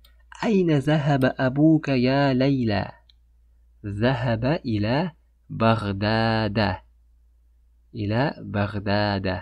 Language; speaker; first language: Arabic; non-native, fluent; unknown